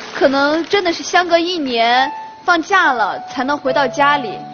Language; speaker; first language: Chinese; native; Chinese